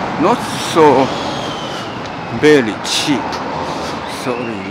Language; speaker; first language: English; non-native, learner; Japanese